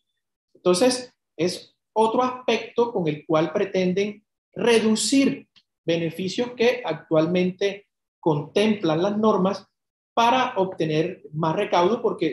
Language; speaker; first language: Spanish; native; Spanish